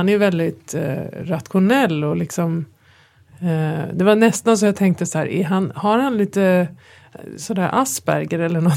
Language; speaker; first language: Swedish; native; Swedish